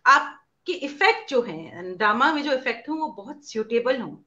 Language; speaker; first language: Hindi; native; Hindi